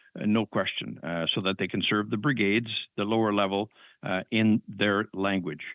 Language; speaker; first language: English; non-native, fluent; French